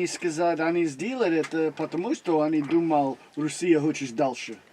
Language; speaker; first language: Russian; non-native, learner; English